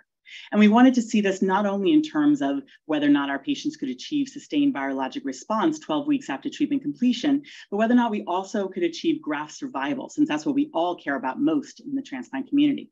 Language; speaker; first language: English; native; English